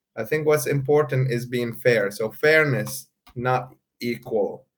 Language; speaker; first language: English; non-native, fluent; Arabic